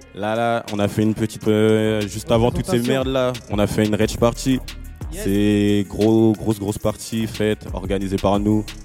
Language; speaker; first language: French; native; French